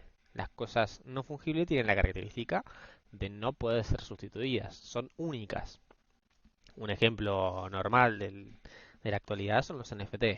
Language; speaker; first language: Spanish; native; Spanish